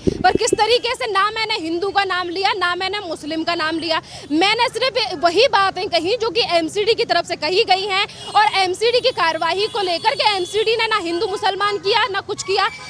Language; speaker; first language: Hindi; native; Hindi